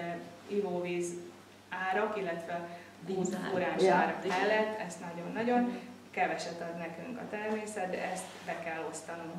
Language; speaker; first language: Hungarian; native; Hungarian